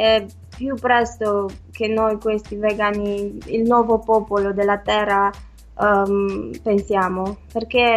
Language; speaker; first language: Italian; non-native, fluent; Romanian